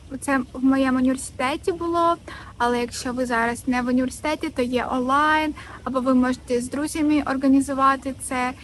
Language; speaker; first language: Ukrainian; non-native, local second language; Russian